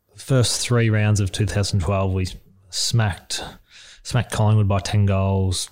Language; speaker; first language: English; native; English